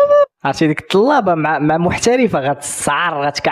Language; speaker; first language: Arabic; native; Arabic